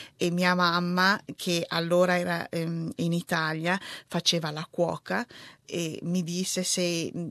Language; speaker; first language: Italian; early bilingual, other home language; Tigrinya